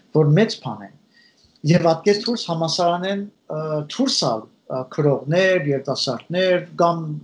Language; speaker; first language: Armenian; early bilingual, heritage; Armenian